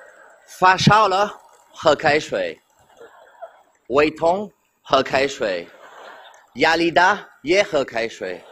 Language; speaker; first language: Chinese; non-native, fluent; Italian